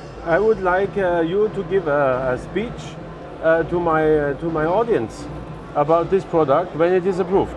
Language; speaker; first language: English; non-native, fluent; German